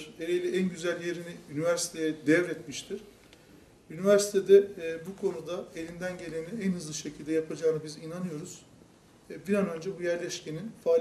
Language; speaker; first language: Turkish; native; Turkish